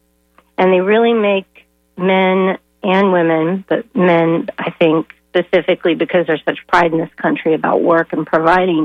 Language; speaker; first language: English; native; English